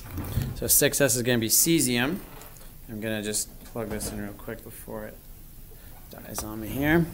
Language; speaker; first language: English; native; English